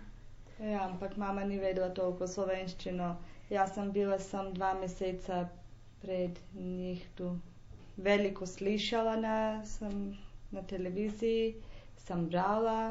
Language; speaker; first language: Slovenian; non-native, local second language; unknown